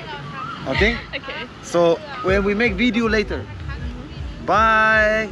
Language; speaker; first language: English; non-native, learner; Portuguese